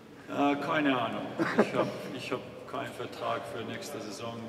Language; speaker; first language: German; non-native, fluent; Finnish